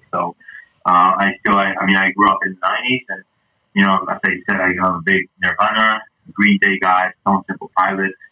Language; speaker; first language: English; non-native, fluent; Spanish